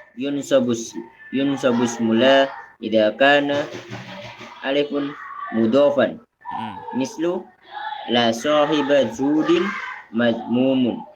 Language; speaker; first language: Arabic; non-native, learner; Indonesian